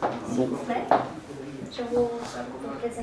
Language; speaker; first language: French; non-native, learner; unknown